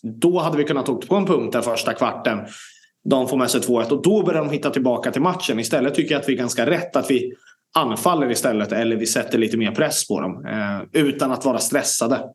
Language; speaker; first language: Swedish; native; Swedish